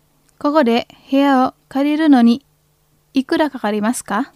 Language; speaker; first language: Japanese; non-native, fluent; Indonesian